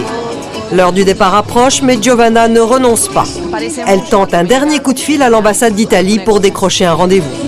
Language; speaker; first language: French; native; French